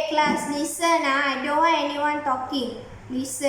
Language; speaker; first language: English; non-native, learner; Malay